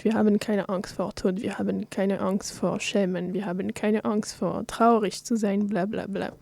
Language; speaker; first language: German; non-native, fluent; French